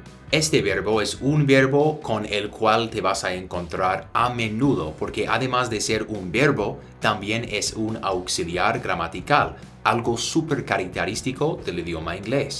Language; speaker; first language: Spanish; non-native, fluent; English